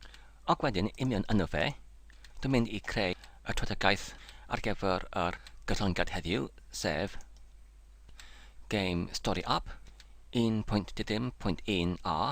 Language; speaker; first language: Welsh; non-native, learner; English